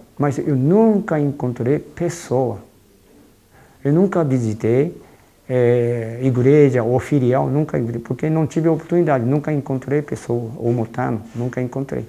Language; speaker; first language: Portuguese; non-native, fluent; Japanese